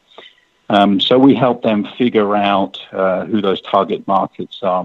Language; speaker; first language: English; native; English